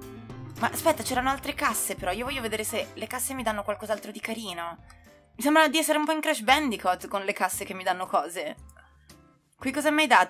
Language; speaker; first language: Italian; native; Italian